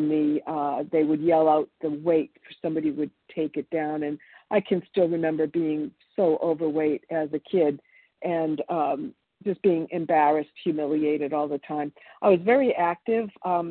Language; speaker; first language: English; early bilingual, other home language; Italian